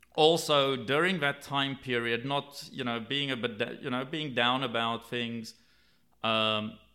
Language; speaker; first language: English; native; English